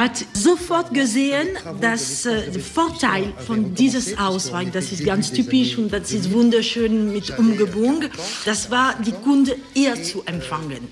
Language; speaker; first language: German; non-native, learner; French